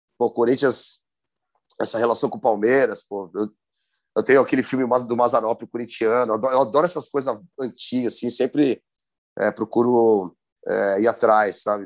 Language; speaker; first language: Portuguese; native; Portuguese